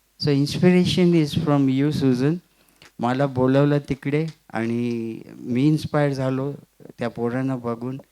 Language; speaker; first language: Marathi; non-native, local second language; Gujarati